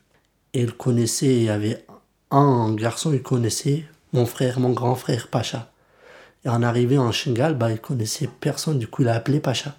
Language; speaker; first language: French; early bilingual, other home language; Kurdish